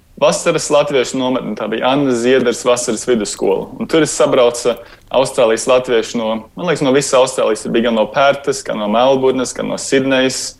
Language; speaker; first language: Latvian; native; Latvian